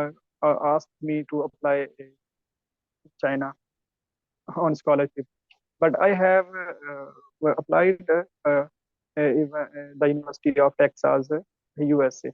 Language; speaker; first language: English; non-native, learner; Urdu